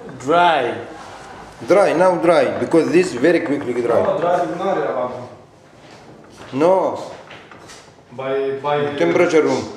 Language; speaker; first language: English; non-native, learner; Arabic